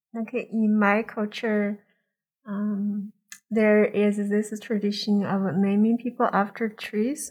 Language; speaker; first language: English; non-native, fluent; Chinese